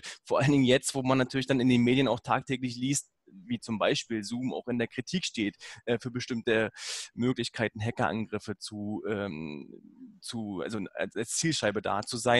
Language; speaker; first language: German; native; German